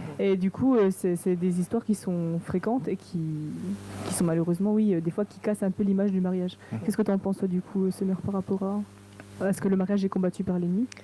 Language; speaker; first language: French; native; French